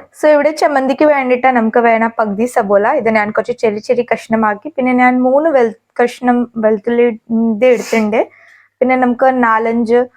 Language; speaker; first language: Malayalam; non-native, learner; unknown